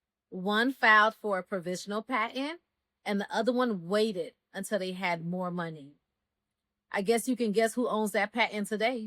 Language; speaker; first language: English; native; English